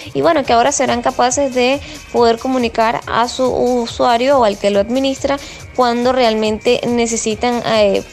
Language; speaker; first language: Spanish; native; Spanish